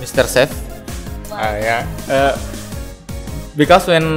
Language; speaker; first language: English; non-native, learner; Indonesian